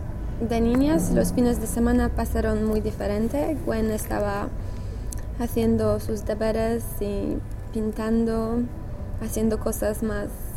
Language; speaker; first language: Spanish; non-native, learner; English